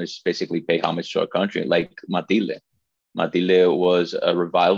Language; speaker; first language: English; non-native, fluent; Spanish